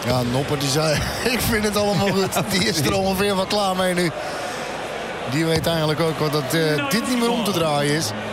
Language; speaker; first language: Dutch; native; Dutch